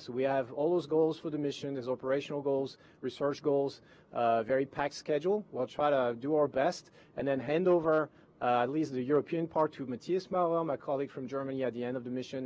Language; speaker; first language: English; non-native, fluent; French